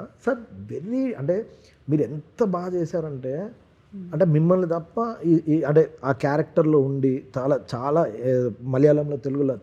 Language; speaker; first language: Telugu; native; Telugu